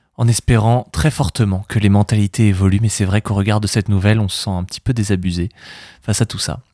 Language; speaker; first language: French; native; French